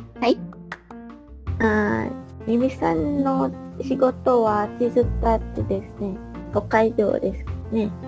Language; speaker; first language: Japanese; non-native, learner; Malay